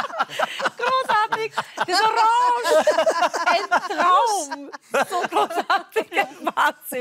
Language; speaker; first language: German; native; German